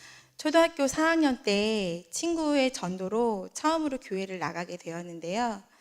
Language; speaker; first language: Korean; native; Korean